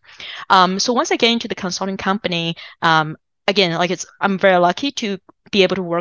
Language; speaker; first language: English; non-native, fluent; Chinese